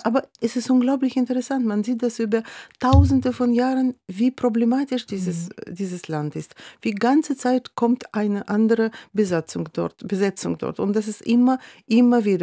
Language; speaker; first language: German; non-native, fluent; Russian